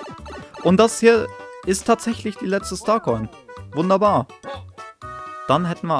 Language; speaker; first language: German; native; German